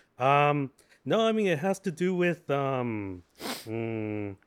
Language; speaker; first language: English; native; English